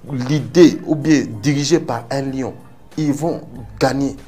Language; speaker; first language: French; non-native, local second language; Lingala